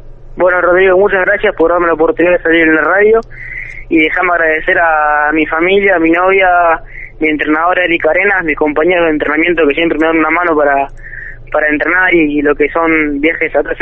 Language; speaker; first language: Spanish; native; Spanish